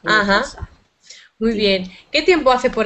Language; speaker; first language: Spanish; native; Spanish